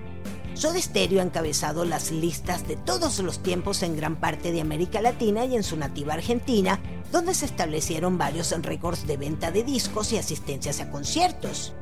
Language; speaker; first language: Spanish; native; Spanish